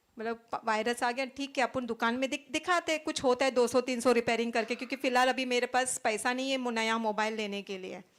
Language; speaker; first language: Hindi; non-native, local second language; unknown